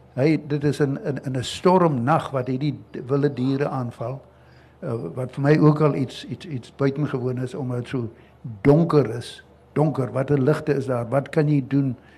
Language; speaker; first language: Afrikaans; native; Afrikaans